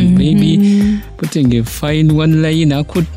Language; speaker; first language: English; non-native, local second language; Ganda